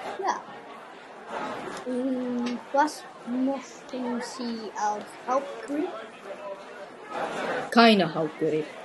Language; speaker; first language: German; non-native, learner; English